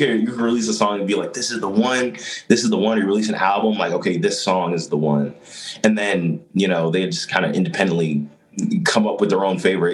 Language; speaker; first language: English; native; English